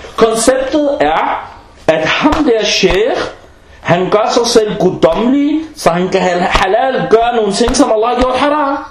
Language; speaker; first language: Danish; early bilingual, other home language; Arabic